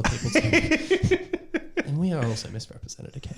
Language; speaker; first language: English; native; English